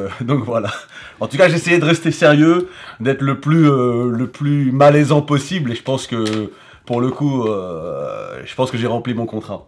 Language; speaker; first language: French; native; French